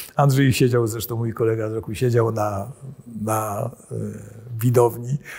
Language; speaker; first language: Polish; native; Polish